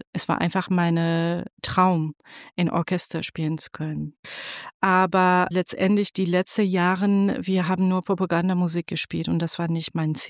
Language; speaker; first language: German; non-native, fluent; Persian